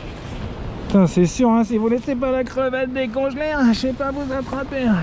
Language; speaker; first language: French; native; French